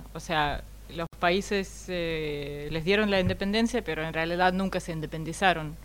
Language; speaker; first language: Spanish; non-native, fluent; Russian